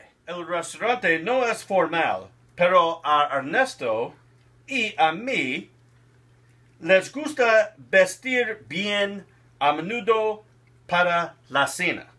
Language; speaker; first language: Spanish; non-native, learner; English